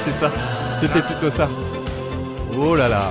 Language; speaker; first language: French; native; French